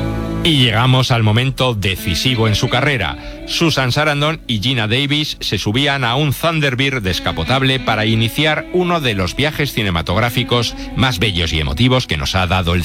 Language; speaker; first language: Spanish; native; Spanish